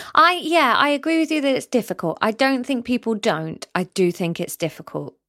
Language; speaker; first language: English; native; English